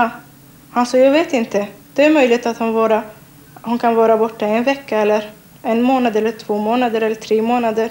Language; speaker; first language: Swedish; non-native, learner; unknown